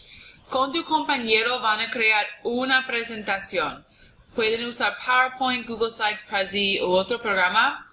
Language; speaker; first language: Spanish; non-native, fluent; English